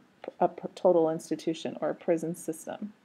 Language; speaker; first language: English; native; English